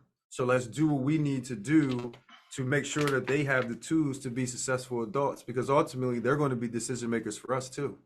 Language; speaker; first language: English; native; English